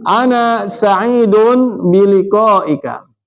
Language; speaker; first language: Arabic; non-native, fluent; Indonesian